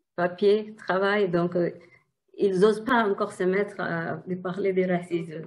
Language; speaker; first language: French; non-native, fluent; Tigrinya